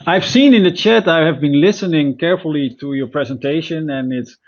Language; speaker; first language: English; non-native, fluent; Dutch